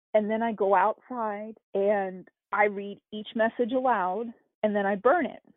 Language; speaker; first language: English; native; English